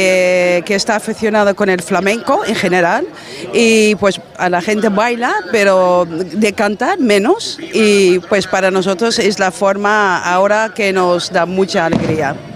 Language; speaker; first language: Spanish; non-native, fluent; Dutch